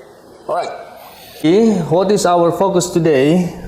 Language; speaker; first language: English; non-native, fluent; Indonesian